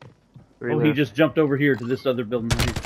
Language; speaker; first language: English; native; English